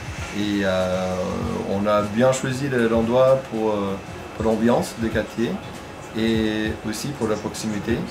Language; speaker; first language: French; non-native, fluent; English